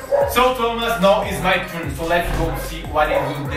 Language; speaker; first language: English; non-native, learner; Portuguese